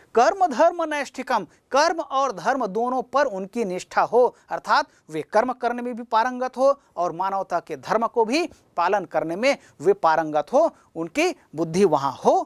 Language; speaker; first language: Hindi; native; Hindi